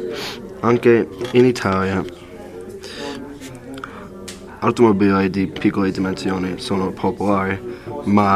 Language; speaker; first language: Italian; non-native, learner; English